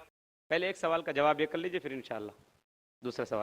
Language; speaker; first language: Hindi; native; Hindi